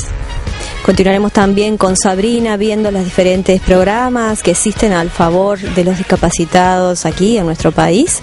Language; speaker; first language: Spanish; native; Spanish